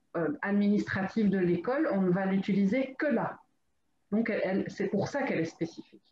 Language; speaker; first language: French; native; French